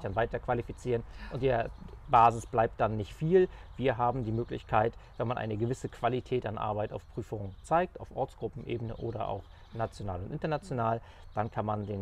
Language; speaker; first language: German; native; German